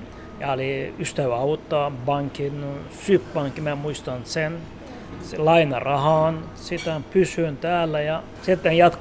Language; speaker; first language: Finnish; non-native, learner; Turkish